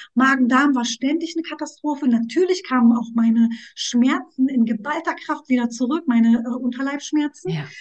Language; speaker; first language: German; early bilingual, other home language; Turkish